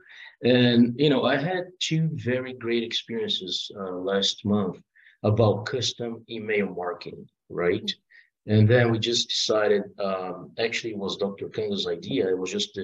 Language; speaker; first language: English; non-native, fluent; Portuguese